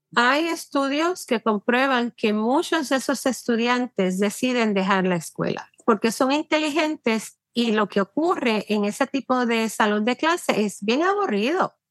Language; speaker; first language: Spanish; native; Spanish